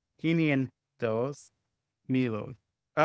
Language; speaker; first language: Spanish; non-native, learner; English